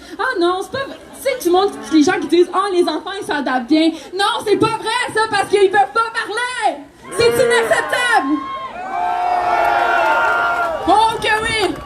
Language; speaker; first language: French; native; French